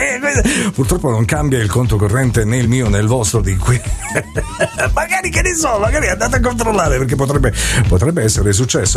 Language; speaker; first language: Italian; native; Italian